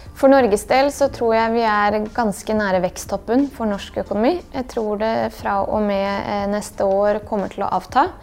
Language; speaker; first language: Norwegian; early bilingual, other home language; Bosnian